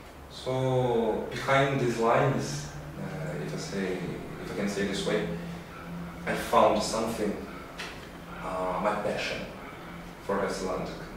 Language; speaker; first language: English; non-native, fluent; Portuguese